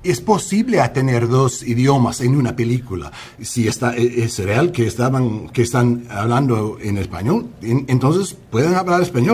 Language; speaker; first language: Spanish; non-native, learner; English